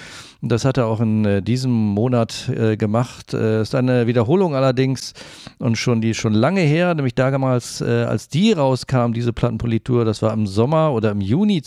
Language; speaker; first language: German; native; German